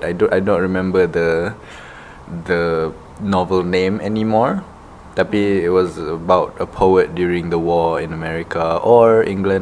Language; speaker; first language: English; non-native, local second language; Malay